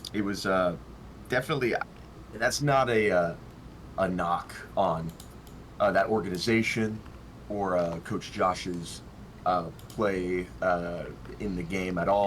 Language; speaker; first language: English; native; English